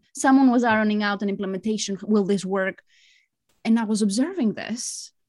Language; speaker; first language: English; non-native, fluent; Greek